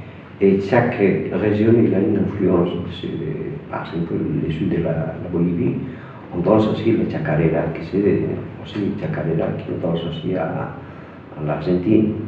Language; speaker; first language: French; non-native, fluent; Spanish